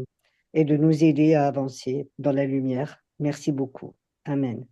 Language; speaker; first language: French; native; French